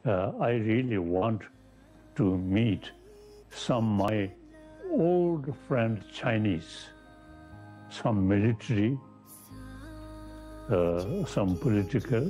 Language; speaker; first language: English; non-native, learner; Tibetan